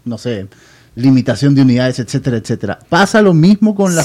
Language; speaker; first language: Spanish; native; Spanish